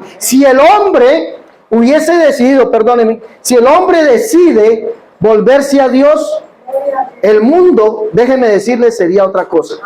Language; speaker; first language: Spanish; native; Spanish